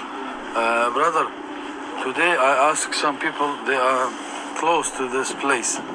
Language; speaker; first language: English; non-native, learner; Arabic